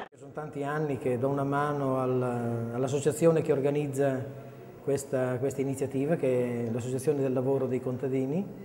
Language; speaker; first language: Italian; non-native, local second language; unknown